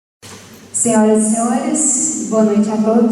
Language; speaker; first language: Portuguese; native; Portuguese